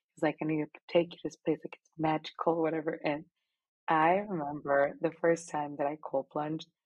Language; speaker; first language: English; non-native, fluent; Spanish